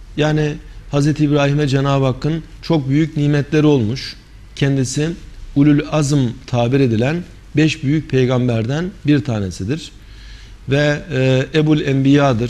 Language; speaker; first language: Turkish; native; Turkish